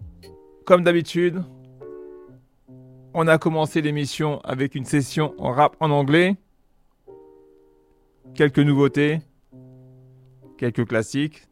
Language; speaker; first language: French; native; French